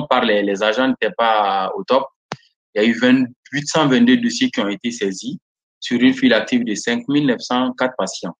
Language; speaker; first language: French; non-native, local second language; Bambara